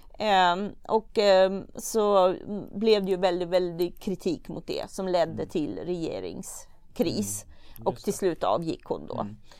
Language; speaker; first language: Swedish; early bilingual, other home language; German